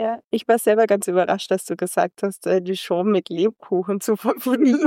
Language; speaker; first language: German; native; German